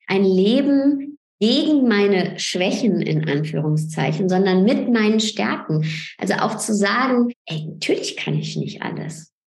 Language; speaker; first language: German; early bilingual, other home language; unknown